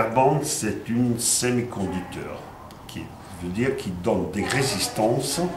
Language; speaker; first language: French; non-native, fluent; Italian